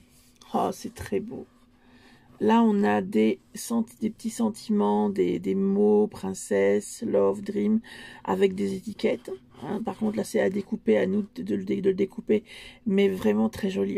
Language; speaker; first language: French; native; French